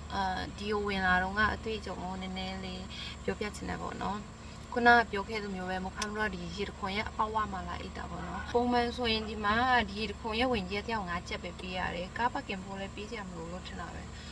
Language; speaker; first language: Burmese; native; Burmese